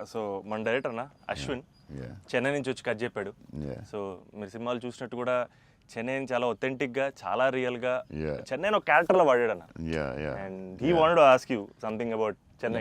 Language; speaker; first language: Telugu; native; Telugu